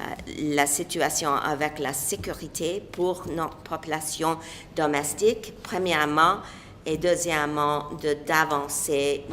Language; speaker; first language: French; non-native, local second language; English